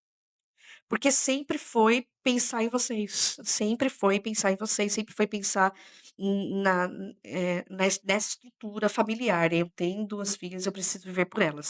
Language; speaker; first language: Portuguese; native; Portuguese